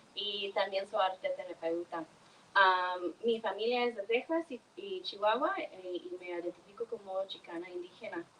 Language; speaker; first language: Spanish; early bilingual, heritage; Spanish